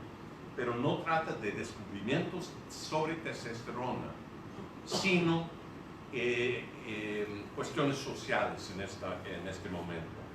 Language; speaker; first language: Spanish; non-native, fluent; English